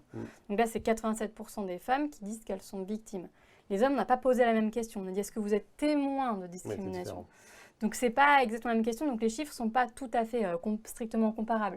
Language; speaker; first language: French; native; French